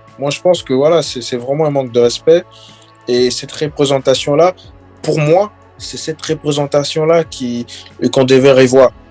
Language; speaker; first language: French; non-native, local second language; Lingala